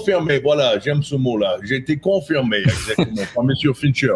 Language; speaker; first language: French; non-native, fluent; English